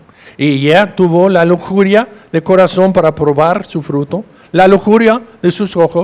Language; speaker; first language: Spanish; non-native, fluent; English